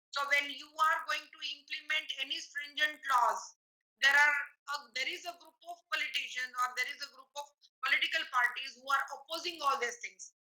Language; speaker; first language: English; non-native, local second language; Marathi